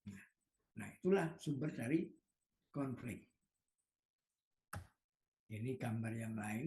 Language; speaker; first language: Indonesian; native; Indonesian